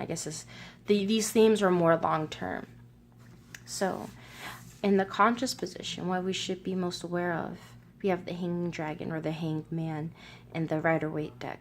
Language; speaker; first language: English; native; English